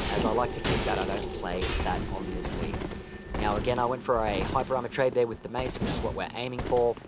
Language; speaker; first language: English; native; English